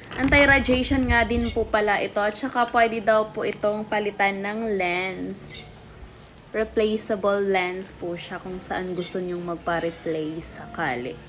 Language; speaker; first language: Filipino; non-native, local second language; Cebuano